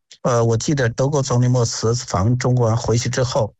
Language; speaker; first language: Chinese; native; Chinese